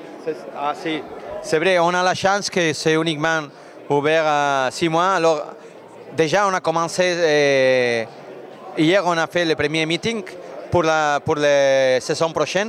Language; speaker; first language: French; non-native, learner; Spanish